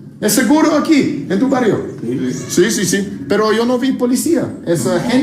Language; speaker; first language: Spanish; non-native, learner; English